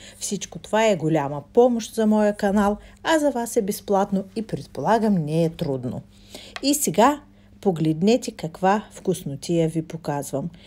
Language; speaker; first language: Bulgarian; non-native, fluent; Russian